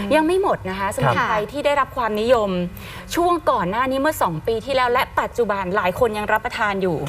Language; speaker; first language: Thai; native; Thai